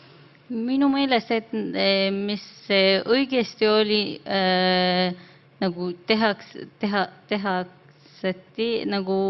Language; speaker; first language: Estonian; non-native, learner; Arabic